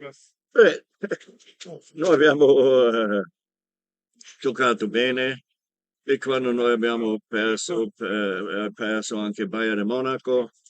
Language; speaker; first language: Italian; non-native, learner; German